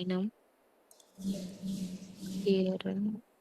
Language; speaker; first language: German; non-native, learner; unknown